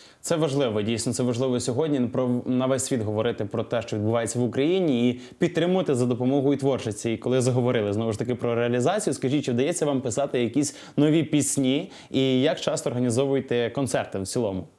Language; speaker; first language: Ukrainian; native; Ukrainian